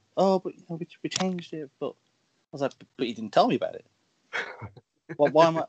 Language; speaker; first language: English; native; English